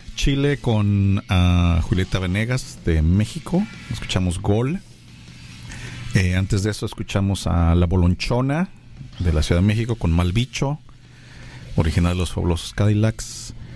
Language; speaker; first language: Spanish; native; Spanish